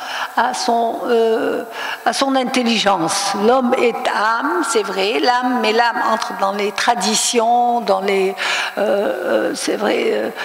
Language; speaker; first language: French; non-native, local second language; Arabic